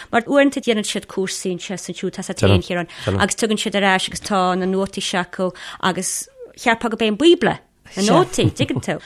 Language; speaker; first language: Irish; native; Irish